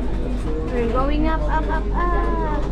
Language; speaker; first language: English; non-native, local second language; Filipino